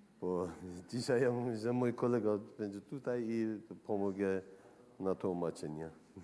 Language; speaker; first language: Polish; non-native, learner; Persian